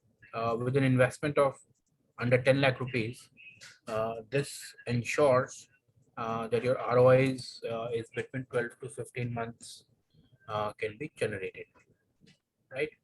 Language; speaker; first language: English; non-native, local second language; Hindi